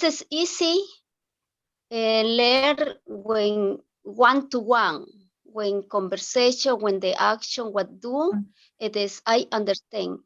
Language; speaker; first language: English; non-native, learner; Spanish